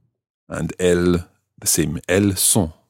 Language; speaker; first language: French; non-native, fluent; English